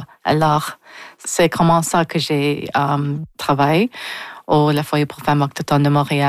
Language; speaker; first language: French; non-native, learner; English